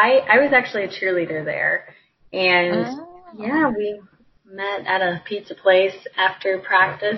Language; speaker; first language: English; native; English